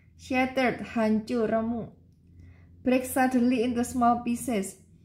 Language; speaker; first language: English; non-native, learner; Indonesian